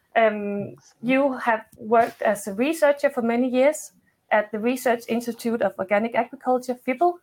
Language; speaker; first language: English; non-native, fluent; Danish